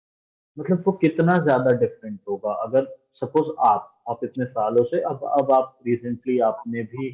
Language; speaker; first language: Hindi; native; Hindi